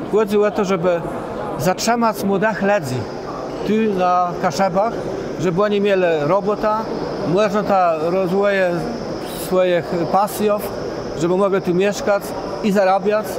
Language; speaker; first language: Polish; non-native, local second language; Kashubian